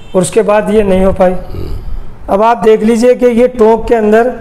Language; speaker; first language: Hindi; native; Hindi